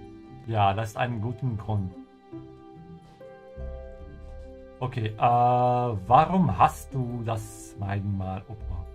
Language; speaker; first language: German; non-native, fluent; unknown